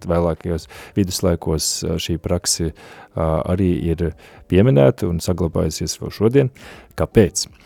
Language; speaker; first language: Latvian; native; Latvian